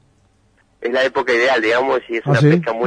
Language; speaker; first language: Spanish; native; Spanish